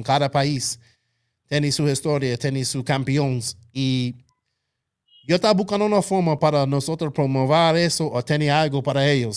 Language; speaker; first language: Spanish; non-native, local second language; English